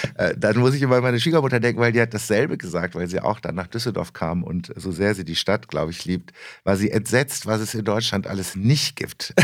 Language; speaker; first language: German; native; German